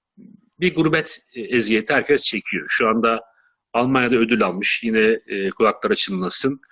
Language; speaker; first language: Turkish; native; Turkish